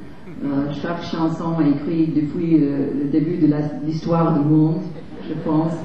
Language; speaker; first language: French; non-native, fluent; English